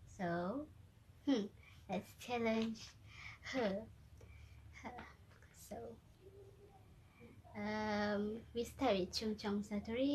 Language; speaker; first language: English; non-native, local second language; Malay